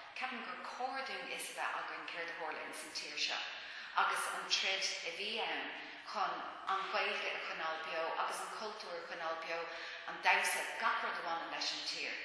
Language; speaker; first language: Irish; non-native, local second language; English